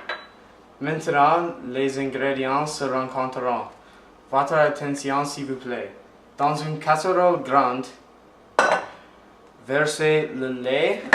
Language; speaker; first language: French; non-native, learner; English